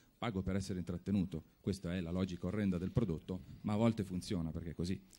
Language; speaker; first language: Italian; native; Italian